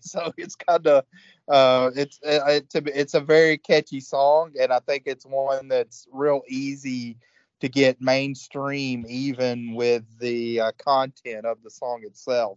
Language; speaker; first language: English; native; English